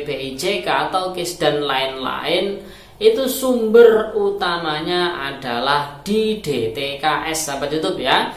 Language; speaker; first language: Indonesian; native; Indonesian